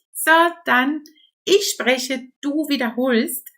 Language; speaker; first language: German; non-native, fluent; Portuguese